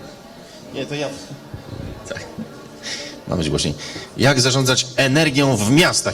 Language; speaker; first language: Polish; native; Polish